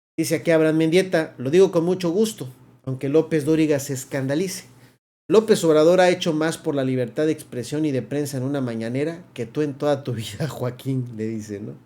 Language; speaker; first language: Spanish; native; Spanish